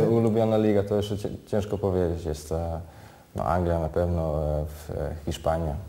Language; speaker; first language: Polish; early bilingual, heritage; Polish